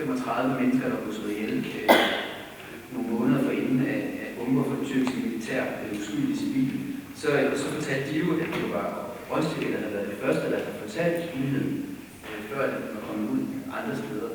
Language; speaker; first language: Danish; native; Danish